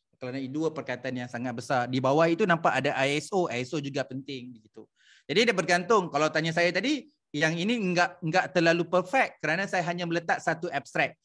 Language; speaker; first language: Malay; native; Malay